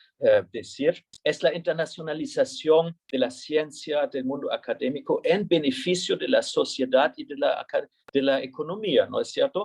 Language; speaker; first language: Spanish; non-native, fluent; German